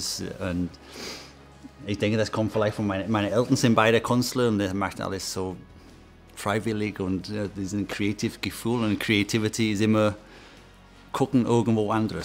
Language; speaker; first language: German; non-native, fluent; English